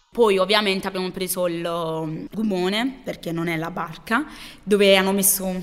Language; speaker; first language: Italian; early bilingual, other home language; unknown